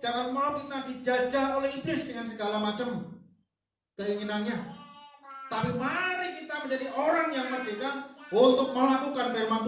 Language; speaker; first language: Indonesian; non-native, local second language; Javanese